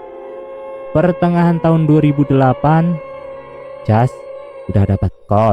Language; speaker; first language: Indonesian; native; Indonesian